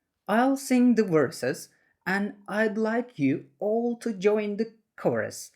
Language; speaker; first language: English; non-native, fluent; Turkish